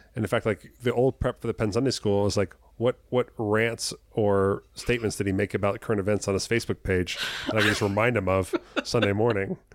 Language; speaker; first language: English; native; English